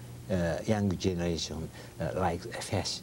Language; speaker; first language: English; non-native, learner; Japanese